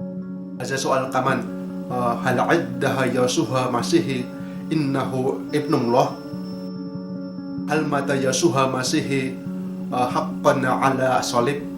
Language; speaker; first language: Arabic; non-native, learner; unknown